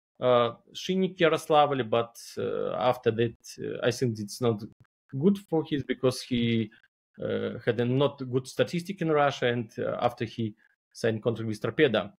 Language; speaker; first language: English; non-native, learner; Belarusian